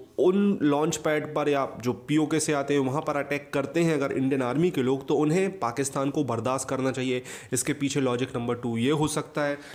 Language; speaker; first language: Hindi; native; Hindi